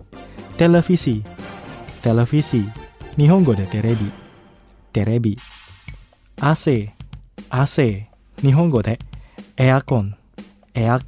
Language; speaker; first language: Japanese; non-native, fluent; Indonesian